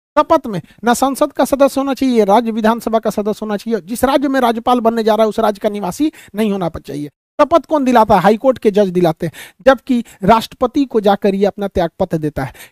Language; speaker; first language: Hindi; native; Hindi